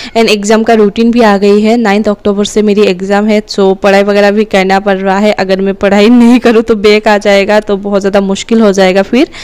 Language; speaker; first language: Hindi; non-native, local second language; Assamese